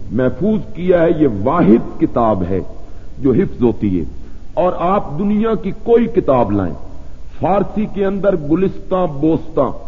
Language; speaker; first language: Urdu; non-native, local second language; Punjabi